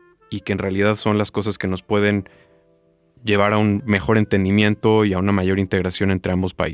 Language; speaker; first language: Spanish; native; Spanish